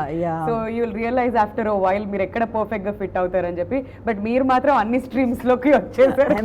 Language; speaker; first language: Telugu; native; Telugu